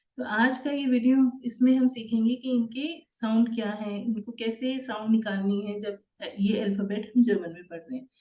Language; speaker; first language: Hindi; native; Hindi